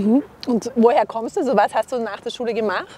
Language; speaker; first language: German; native; German